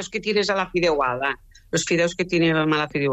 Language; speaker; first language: Catalan; native; Catalan